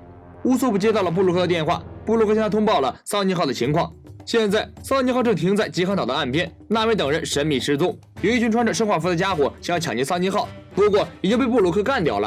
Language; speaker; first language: Chinese; native; Chinese